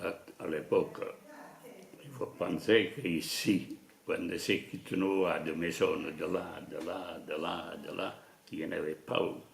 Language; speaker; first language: French; non-native, fluent; Italian